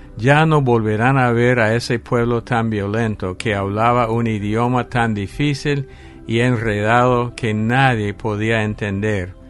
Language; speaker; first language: Spanish; non-native, fluent; English